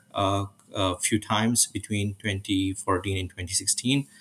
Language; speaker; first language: English; non-native, local second language; Urdu